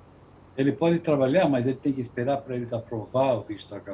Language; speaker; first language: Portuguese; non-native, fluent; English